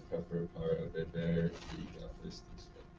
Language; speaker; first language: Spanish; non-native, learner; English